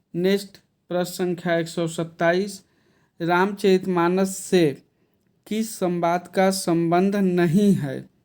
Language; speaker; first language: Hindi; native; Hindi